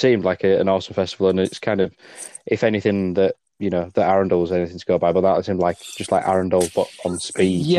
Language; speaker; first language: English; native; English